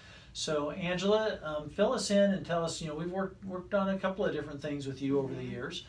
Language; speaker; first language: English; native; English